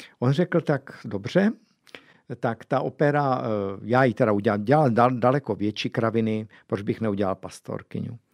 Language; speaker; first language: Czech; native; Czech